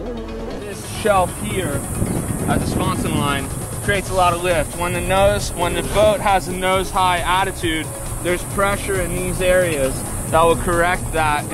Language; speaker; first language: English; native; English